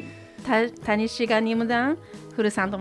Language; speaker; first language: Japanese; native; Japanese